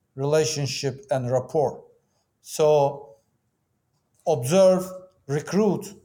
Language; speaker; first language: English; non-native, fluent; Turkish